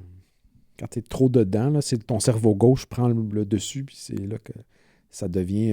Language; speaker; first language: French; native; French